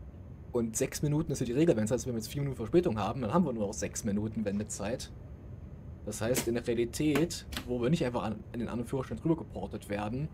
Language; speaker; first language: German; native; German